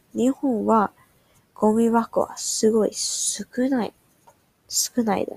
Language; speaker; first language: Japanese; non-native, learner; English